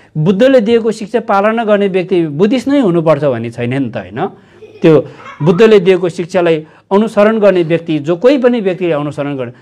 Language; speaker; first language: Nepali; non-native, local second language; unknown